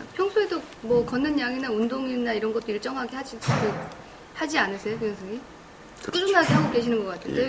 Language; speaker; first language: Korean; native; Korean